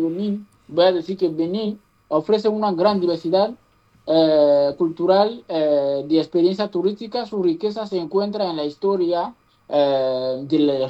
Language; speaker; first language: Spanish; non-native, fluent; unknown